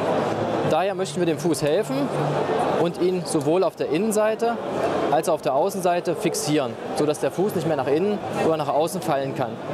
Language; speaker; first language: German; native; German